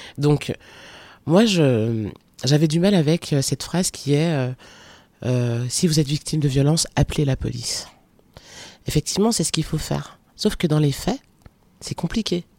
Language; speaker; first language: French; early bilingual, other home language; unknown